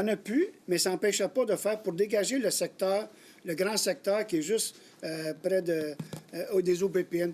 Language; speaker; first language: French; native; French